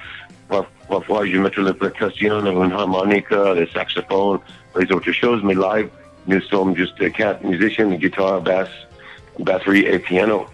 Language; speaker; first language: French; non-native, learner; English